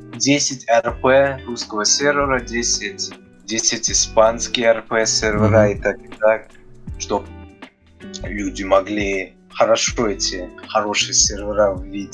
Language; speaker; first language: Russian; early bilingual, heritage; Russian